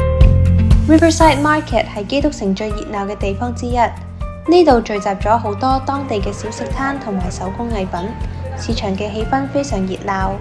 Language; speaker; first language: Chinese; native; Chinese